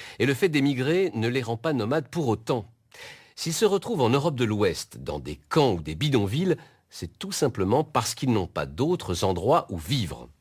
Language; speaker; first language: French; native; French